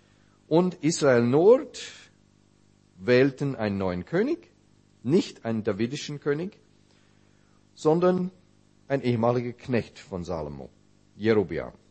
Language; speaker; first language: German; non-native, fluent; English